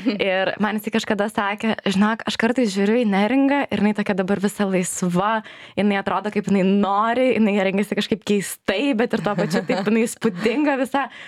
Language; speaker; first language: Lithuanian; native; Lithuanian